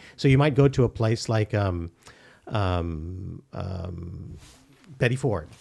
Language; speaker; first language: English; early bilingual, other home language; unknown